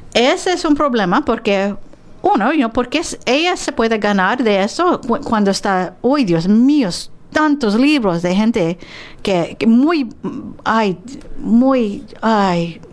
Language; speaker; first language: Spanish; non-native, learner; English